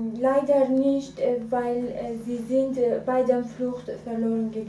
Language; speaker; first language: German; non-native, learner; Arabic